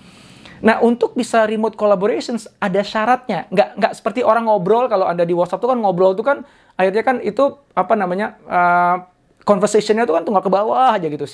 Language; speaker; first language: Indonesian; native; Indonesian